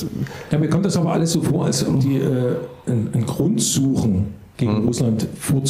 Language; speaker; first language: German; native; German